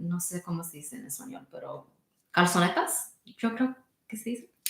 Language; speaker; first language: Spanish; early bilingual, heritage; Spanish